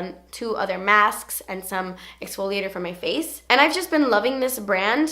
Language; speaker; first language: English; native; English